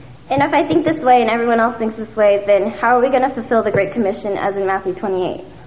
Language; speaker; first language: English; early bilingual, other home language; Min Nan Chinese